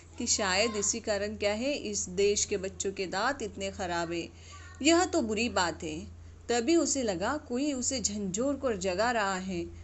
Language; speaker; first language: Hindi; non-native, local second language; Urdu